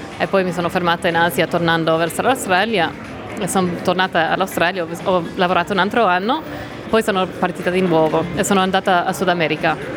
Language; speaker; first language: Italian; non-native, fluent; English